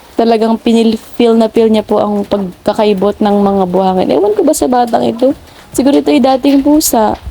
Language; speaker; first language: Filipino; non-native, local second language; Bikol